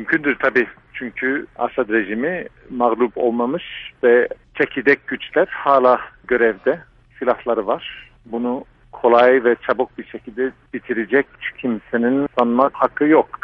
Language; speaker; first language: Turkish; non-native, fluent; English